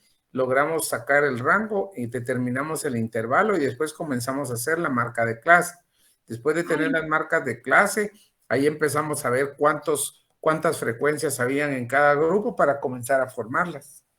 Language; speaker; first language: Spanish; native; Spanish